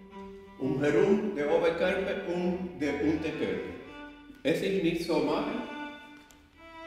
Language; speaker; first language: German; non-native, fluent; Spanish